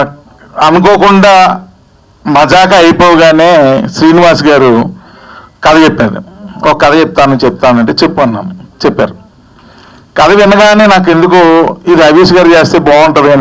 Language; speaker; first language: Telugu; native; Telugu